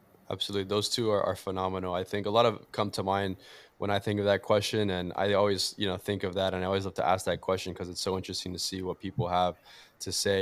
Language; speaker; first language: English; early bilingual, other home language; Portuguese